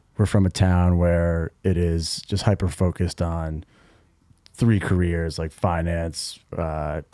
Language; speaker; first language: English; native; English